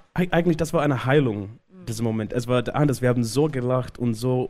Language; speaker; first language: German; non-native, learner; Shona